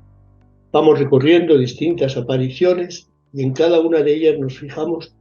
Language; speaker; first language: Spanish; native; Spanish